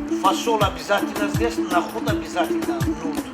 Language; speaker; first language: Russian; non-native, fluent; Tajik